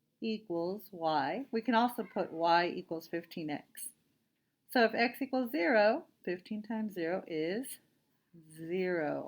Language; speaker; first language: English; native; English